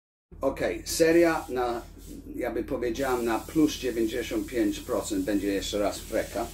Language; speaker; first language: Polish; early bilingual, heritage; Polish